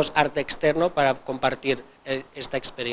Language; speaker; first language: Spanish; non-native, local second language; Catalan